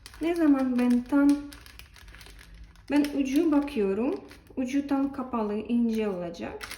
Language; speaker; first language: Turkish; non-native, learner; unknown